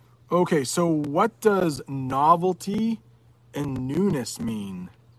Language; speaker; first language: English; native; English